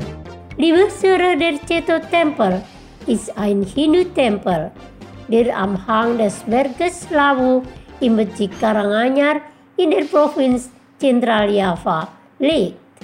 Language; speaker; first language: German; non-native, fluent; Indonesian